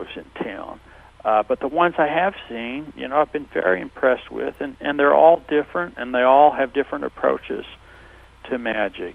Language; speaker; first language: English; native; English